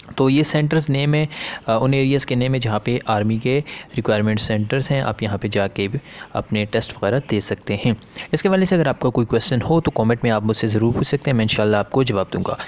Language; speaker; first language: Urdu; native; Urdu